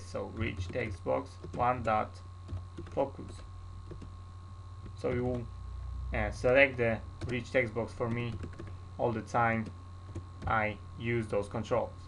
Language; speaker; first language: English; non-native, fluent; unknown